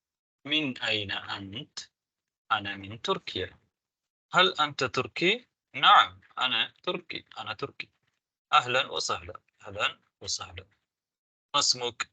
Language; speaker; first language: Arabic; non-native, fluent; Tamil